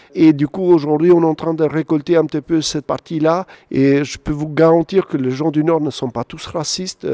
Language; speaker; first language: French; non-native, fluent; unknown